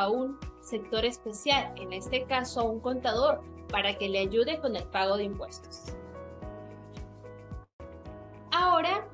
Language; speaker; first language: Spanish; native; Spanish